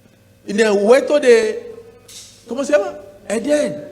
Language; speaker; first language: Spanish; non-native, learner; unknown